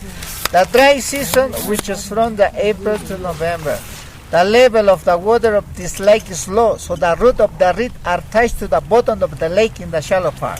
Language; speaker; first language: English; non-native, learner; Spanish